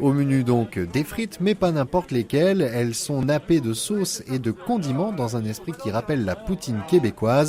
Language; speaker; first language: French; native; French